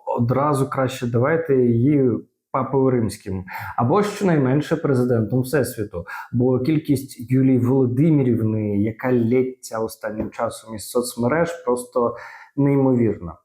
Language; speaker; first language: Ukrainian; native; Ukrainian